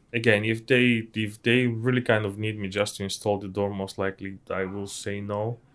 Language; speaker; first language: English; non-native, fluent; Bulgarian